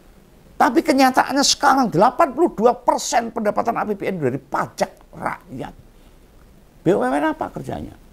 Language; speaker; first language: Indonesian; native; Indonesian